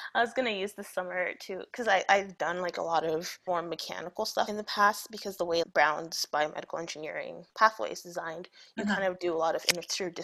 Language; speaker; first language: English; early bilingual, other home language; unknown